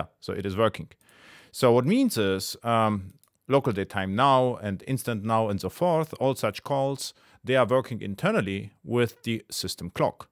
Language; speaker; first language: English; non-native, fluent; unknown